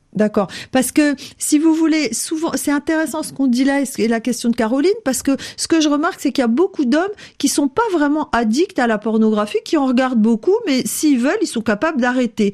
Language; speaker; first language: French; native; French